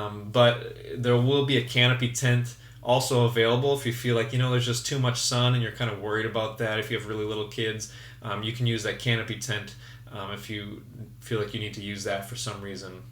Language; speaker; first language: English; native; English